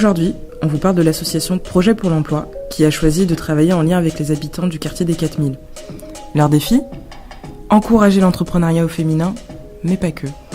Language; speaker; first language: French; native; French